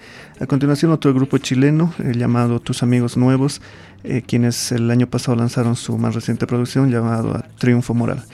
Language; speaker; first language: Spanish; native; Spanish